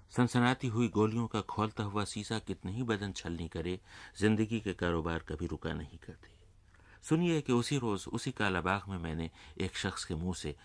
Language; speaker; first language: Urdu; native; Urdu